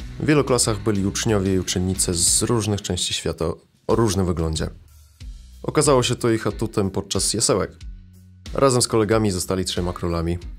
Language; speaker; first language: Polish; early bilingual, other home language; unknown